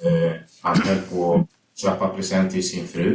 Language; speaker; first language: Swedish; early bilingual, other home language; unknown